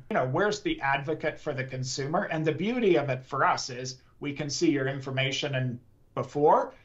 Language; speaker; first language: English; native; English